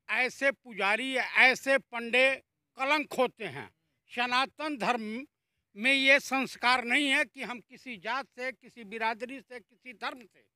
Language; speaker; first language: Hindi; native; Hindi